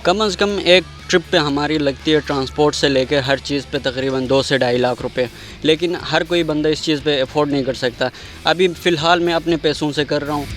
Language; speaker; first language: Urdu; non-native, local second language; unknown